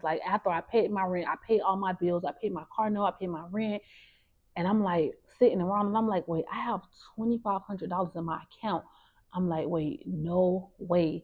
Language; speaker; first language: English; native; English